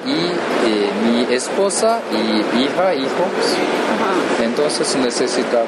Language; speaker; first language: Spanish; non-native, learner; Japanese